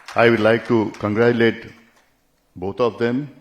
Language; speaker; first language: English; non-native, local second language; Tamil